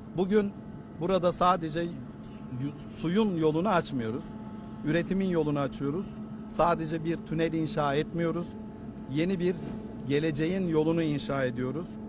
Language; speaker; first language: Turkish; native; Turkish